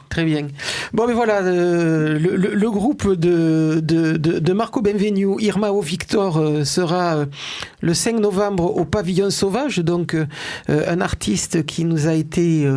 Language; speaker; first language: French; native; French